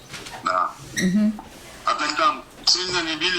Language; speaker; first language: Russian; non-native, learner; Uzbek